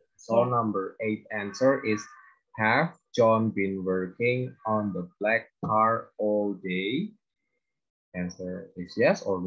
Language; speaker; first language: English; non-native, fluent; Indonesian